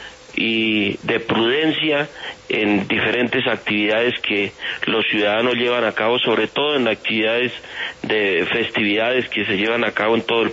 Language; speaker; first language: Spanish; native; Spanish